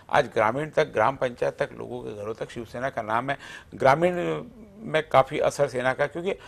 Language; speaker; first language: Hindi; native; Hindi